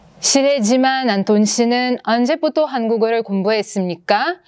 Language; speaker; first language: Korean; non-native, fluent; Russian